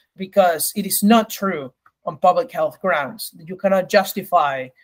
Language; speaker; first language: English; early bilingual, other home language; Spanish